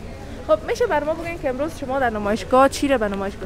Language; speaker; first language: Persian; native; Persian